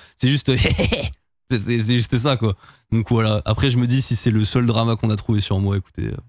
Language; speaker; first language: French; native; French